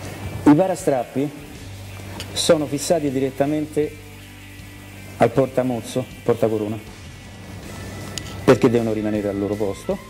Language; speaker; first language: Italian; native; Italian